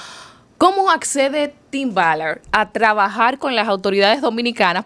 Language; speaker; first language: Spanish; native; Spanish